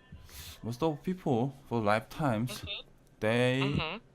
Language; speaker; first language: English; non-native, learner; Korean